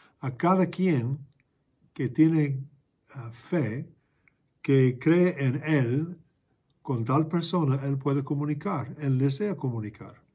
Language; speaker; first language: Spanish; non-native, fluent; English